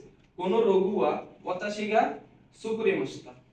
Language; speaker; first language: Japanese; non-native, learner; Bangla